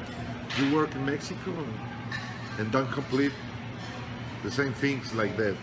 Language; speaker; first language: English; non-native, learner; Spanish